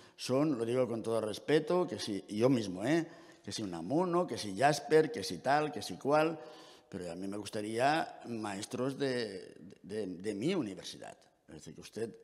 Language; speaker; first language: Spanish; native; Spanish